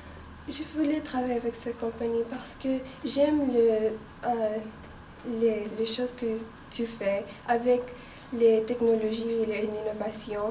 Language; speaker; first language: French; non-native, learner; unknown